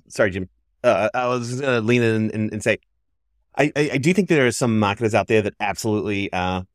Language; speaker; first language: English; native; English